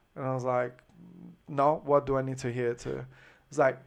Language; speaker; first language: English; non-native, fluent; Italian